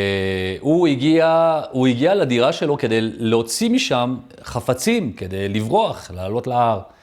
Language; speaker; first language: Hebrew; early bilingual, other home language; French